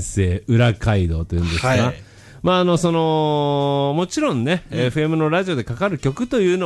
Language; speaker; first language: Japanese; native; Japanese